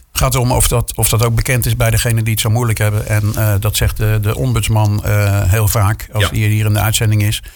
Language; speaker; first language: Dutch; native; Dutch